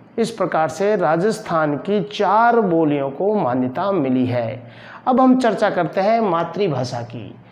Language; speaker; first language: Hindi; native; Hindi